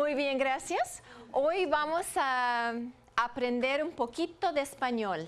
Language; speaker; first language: Spanish; non-native, fluent; English